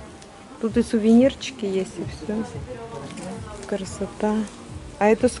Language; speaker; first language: Russian; native; Russian